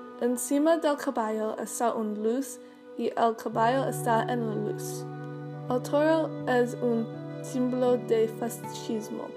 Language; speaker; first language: Spanish; non-native, learner; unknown